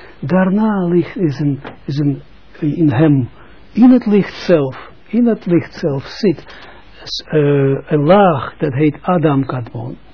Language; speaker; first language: Dutch; non-native, fluent; Russian